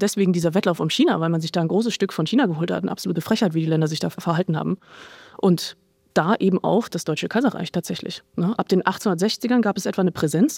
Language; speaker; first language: German; native; German